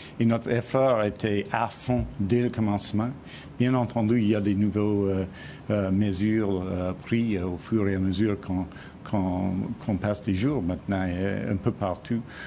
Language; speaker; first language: French; non-native, fluent; English